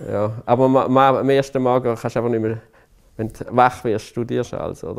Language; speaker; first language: German; native; German